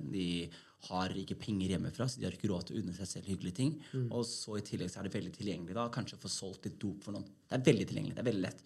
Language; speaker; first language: Norwegian; early bilingual, other home language; Somali